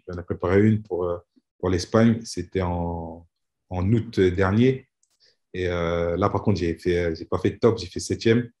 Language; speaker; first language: French; native; French